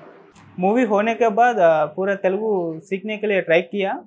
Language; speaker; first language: Hindi; non-native, local second language; Telugu